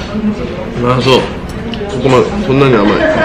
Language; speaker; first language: Japanese; non-native, fluent; Korean